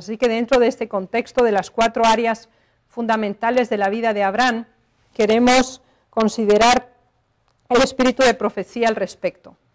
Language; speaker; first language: Spanish; native; Spanish